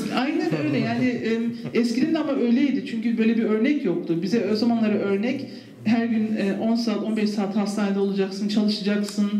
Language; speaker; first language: Turkish; early bilingual, heritage; Turkish